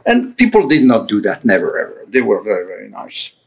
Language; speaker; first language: English; non-native, fluent; French